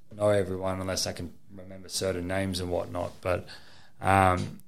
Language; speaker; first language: English; native; English